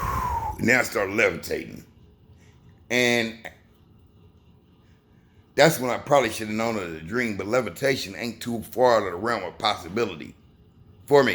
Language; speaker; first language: English; native; English